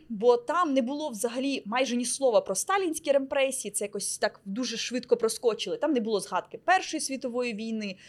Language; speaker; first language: Ukrainian; native; Ukrainian